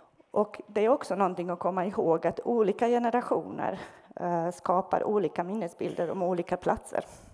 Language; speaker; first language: Swedish; non-native, fluent; Bosnian